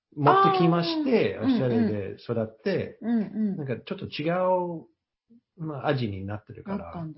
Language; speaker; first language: Japanese; non-native, learner; English